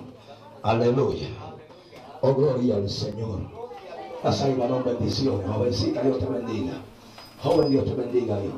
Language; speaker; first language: Spanish; native; Spanish